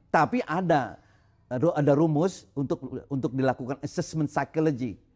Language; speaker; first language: Indonesian; non-native, local second language; Sundanese